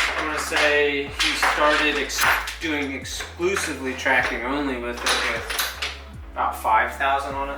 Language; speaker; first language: English; native; English